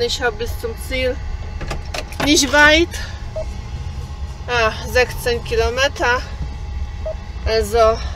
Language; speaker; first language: German; non-native, learner; Polish